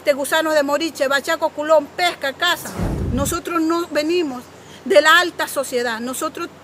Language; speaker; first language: Spanish; non-native, local second language; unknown